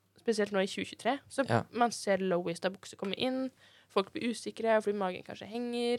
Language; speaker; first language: Norwegian; native; Norwegian